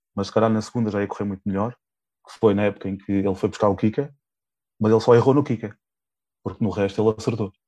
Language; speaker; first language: Portuguese; native; Portuguese